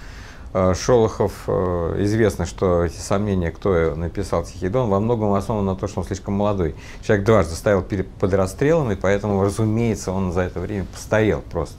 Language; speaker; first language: Russian; native; Russian